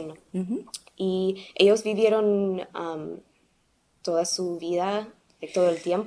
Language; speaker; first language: Spanish; non-native, learner; English